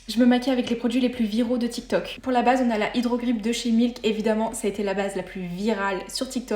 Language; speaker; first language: French; native; French